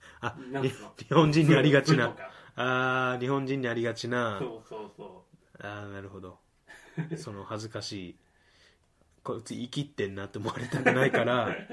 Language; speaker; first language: Japanese; native; Japanese